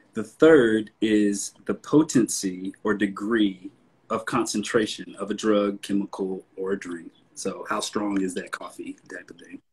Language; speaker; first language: English; native; English